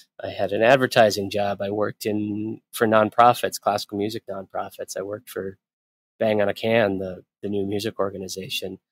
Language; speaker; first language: English; native; English